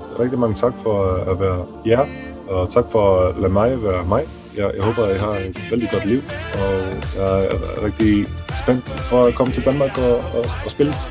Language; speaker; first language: Danish; early bilingual, other home language; Icelandic